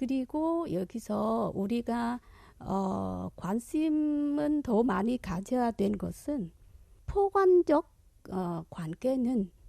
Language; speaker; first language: Korean; non-native, fluent; Vietnamese